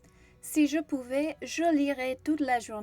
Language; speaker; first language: French; non-native, fluent; English